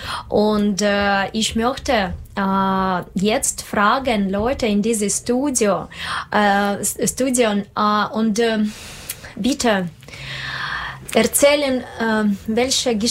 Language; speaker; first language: German; non-native, learner; Russian